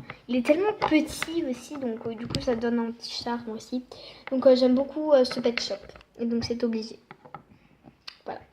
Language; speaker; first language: French; native; French